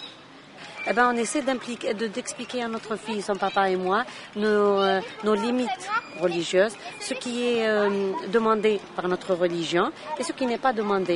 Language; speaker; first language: French; non-native, local second language; Arabic